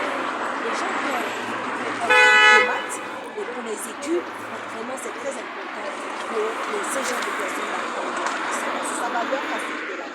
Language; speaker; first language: French; non-native, fluent; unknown